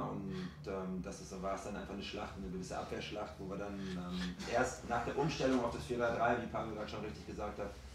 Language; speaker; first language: German; native; German